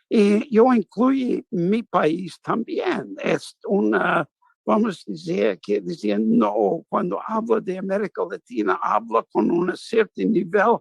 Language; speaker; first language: Spanish; non-native, fluent; English